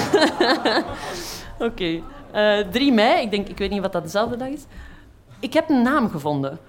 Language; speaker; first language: Dutch; native; Dutch